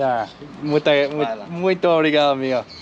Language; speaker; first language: Portuguese; non-native, learner; English